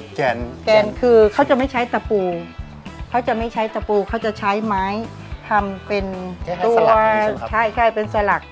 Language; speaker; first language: Thai; non-native, local second language; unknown